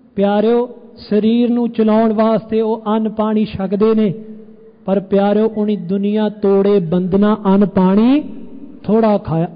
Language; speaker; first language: Punjabi; early bilingual, heritage; Punjabi